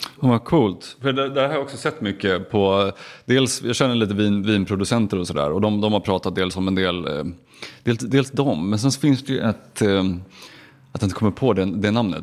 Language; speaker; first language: Swedish; native; Swedish